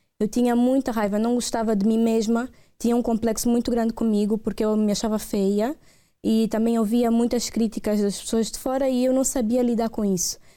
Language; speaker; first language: Portuguese; native; Portuguese